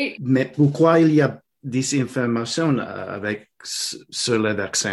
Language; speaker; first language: French; non-native, learner; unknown